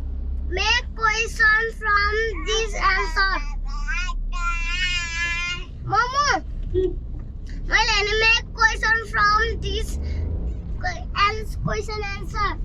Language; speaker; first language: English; non-native, learner; Nepali